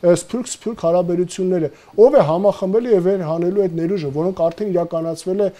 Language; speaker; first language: Armenian; native; Armenian